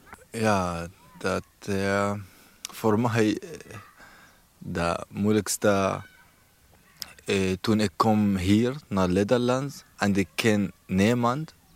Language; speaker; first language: Dutch; non-native, learner; Arabic